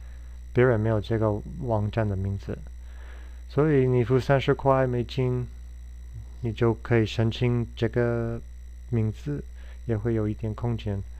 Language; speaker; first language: Chinese; non-native, fluent; English